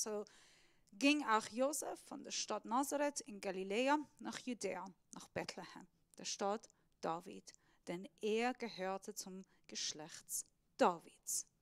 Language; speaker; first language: German; non-native, fluent; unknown